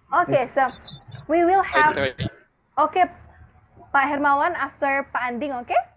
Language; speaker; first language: English; non-native, fluent; Indonesian